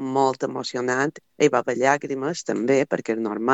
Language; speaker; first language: Catalan; native; Catalan